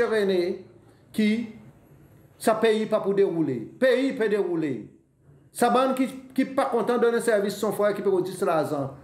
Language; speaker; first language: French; non-native, local second language; Seselwa Creole French